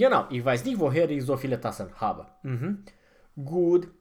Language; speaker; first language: German; non-native, fluent; Romanian